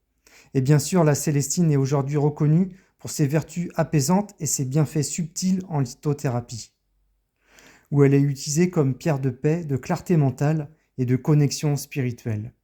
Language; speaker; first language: French; native; French